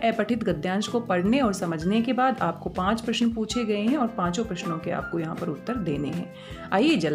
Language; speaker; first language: Hindi; native; Hindi